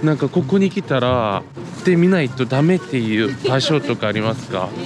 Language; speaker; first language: Japanese; non-native, learner; Korean